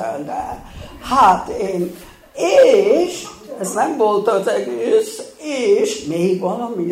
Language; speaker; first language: Hungarian; early bilingual, heritage; Hungarian